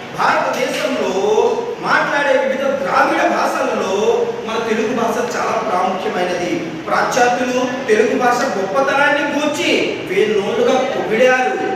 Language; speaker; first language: Telugu; non-native, local second language; Odia